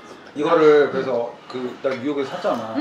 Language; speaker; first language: Korean; native; Korean